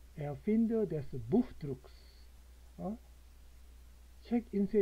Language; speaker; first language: German; non-native, learner; Korean